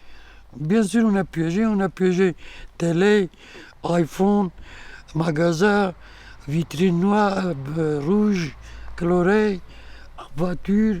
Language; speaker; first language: French; non-native, learner; Kurdish